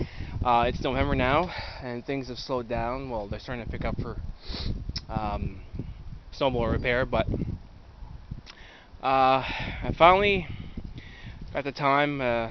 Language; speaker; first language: English; native; English